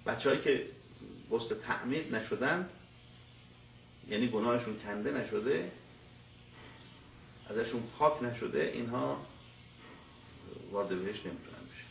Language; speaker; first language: Persian; native; Persian